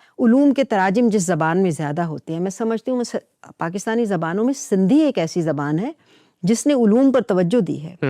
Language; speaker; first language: Urdu; non-native, local second language; Punjabi